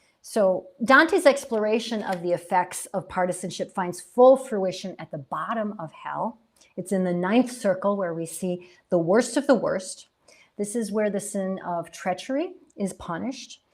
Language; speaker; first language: English; native; English